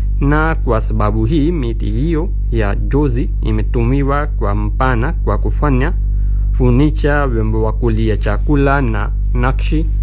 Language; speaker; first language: Swahili; non-native, fluent; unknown